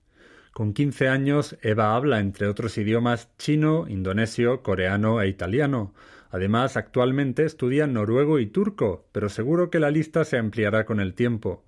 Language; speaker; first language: Spanish; native; Spanish